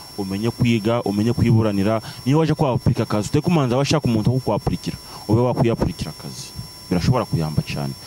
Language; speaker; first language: Kinyarwanda; early bilingual, heritage; Kinyarwanda